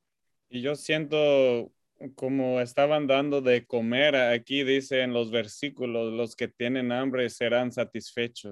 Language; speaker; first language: Spanish; non-native, fluent; English